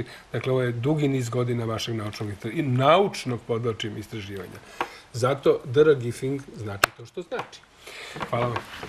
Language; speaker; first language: Croatian; native; Croatian